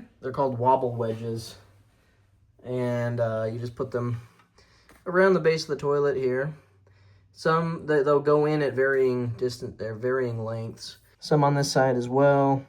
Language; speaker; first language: English; native; English